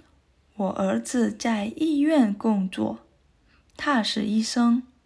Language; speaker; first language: Chinese; non-native, fluent; Indonesian